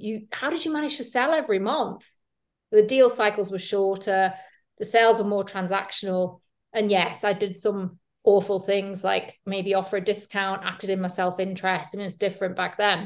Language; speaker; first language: English; native; English